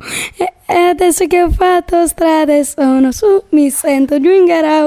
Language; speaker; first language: Italian; native; Italian